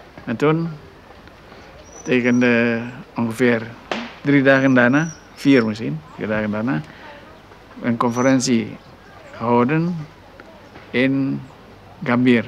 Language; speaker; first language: Dutch; non-native, local second language; Minangkabau